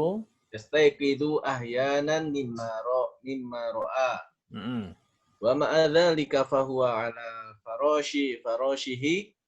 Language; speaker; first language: Arabic; non-native, learner; Indonesian